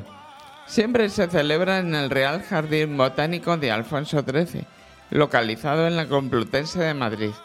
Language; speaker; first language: Spanish; native; Spanish